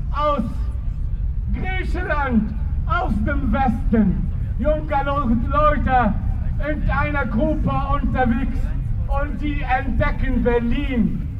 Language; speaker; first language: German; non-native, learner; Arabic